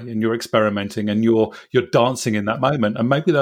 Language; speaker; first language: English; native; English